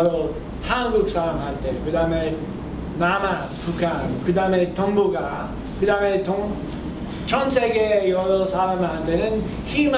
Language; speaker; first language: Korean; non-native, fluent; English